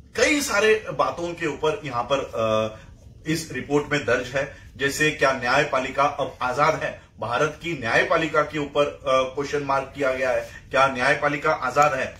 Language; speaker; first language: Hindi; non-native, local second language; Marathi